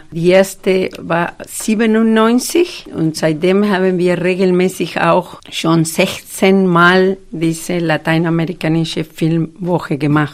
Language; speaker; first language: German; non-native, fluent; Spanish